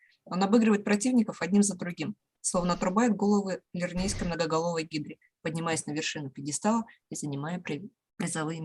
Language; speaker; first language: Russian; native; Russian